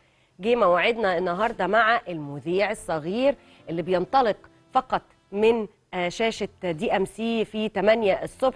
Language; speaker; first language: Arabic; native; Arabic